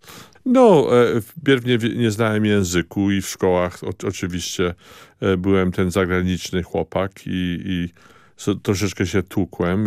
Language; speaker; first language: Polish; early bilingual, heritage; Polish